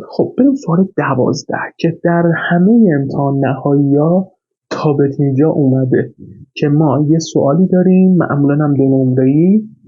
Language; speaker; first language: Persian; native; Persian